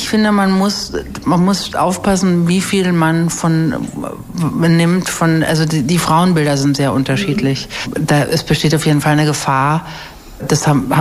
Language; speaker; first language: German; native; German